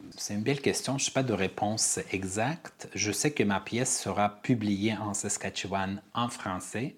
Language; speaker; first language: French; non-native, fluent; Armenian